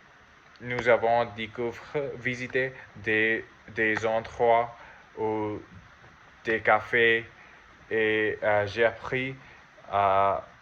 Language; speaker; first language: French; non-native, learner; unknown